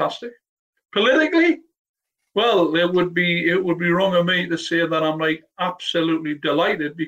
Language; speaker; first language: English; native; English